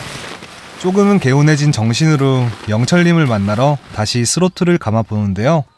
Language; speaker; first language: Korean; native; Korean